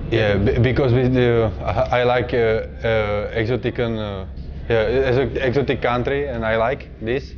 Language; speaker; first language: English; non-native, learner; Czech